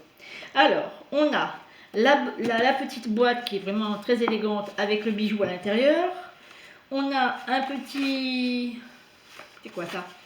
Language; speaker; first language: French; native; French